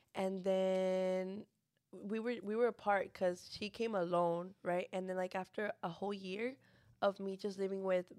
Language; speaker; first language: English; early bilingual, other home language; Spanish